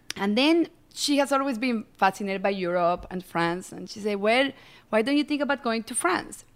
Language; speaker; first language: English; non-native, fluent; Spanish